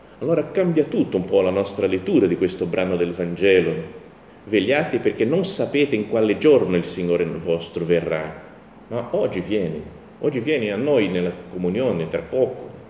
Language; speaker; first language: Italian; non-native, fluent; Portuguese